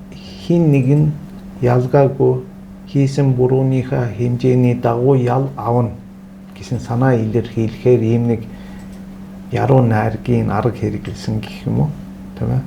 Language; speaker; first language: Mongolian; non-native, fluent; Turkish